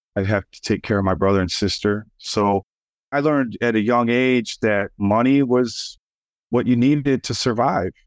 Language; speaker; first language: English; native; English